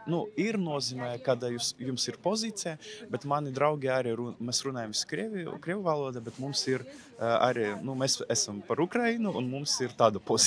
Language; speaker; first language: Latvian; non-native, local second language; Russian